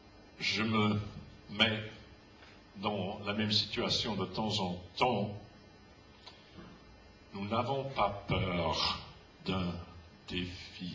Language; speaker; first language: French; non-native, fluent; English